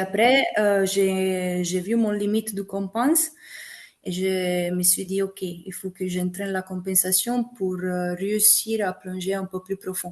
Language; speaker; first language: French; non-native, fluent; Italian